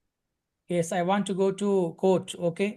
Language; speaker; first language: English; non-native, local second language; Telugu